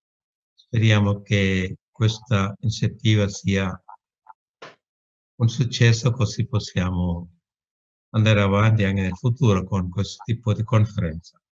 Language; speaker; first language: Italian; non-native, fluent; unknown